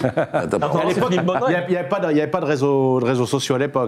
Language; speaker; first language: French; native; French